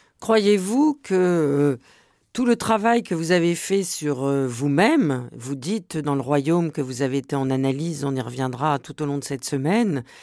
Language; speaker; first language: French; native; French